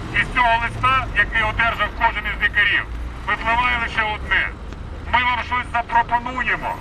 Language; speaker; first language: Ukrainian; native; Ukrainian